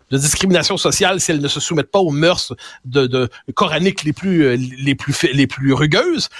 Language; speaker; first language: French; native; French